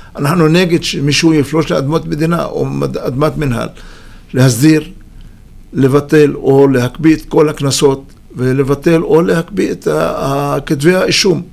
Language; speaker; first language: Hebrew; non-native, local second language; Arabic